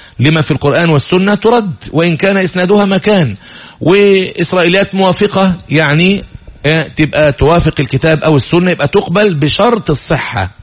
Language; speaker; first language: Arabic; native; Arabic